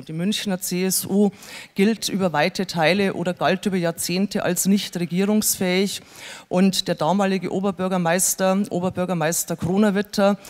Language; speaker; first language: German; native; German